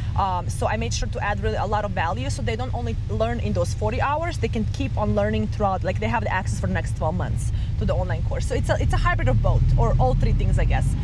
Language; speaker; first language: English; non-native, fluent; Serbian